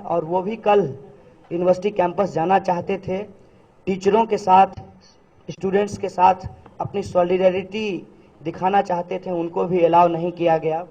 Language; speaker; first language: Hindi; native; Hindi